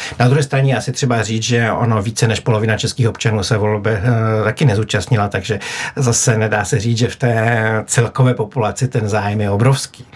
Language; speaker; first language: Czech; native; Czech